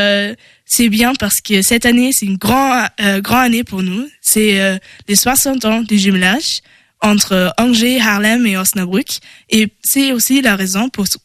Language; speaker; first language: French; non-native, learner; German